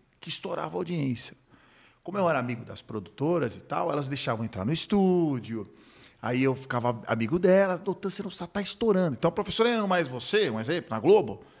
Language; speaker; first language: Portuguese; early bilingual, other home language; Hebrew